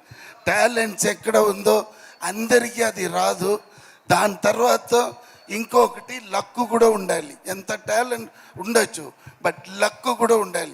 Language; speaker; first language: Telugu; non-native, learner; Tamil